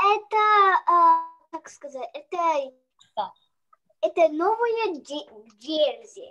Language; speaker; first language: Russian; early bilingual, heritage; Russian